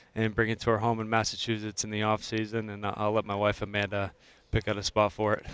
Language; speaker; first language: English; native; English